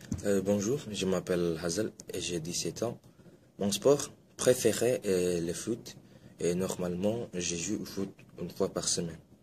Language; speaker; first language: French; non-native, fluent; Indonesian